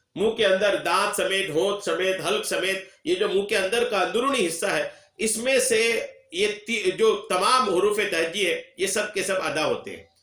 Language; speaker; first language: Urdu; native; Urdu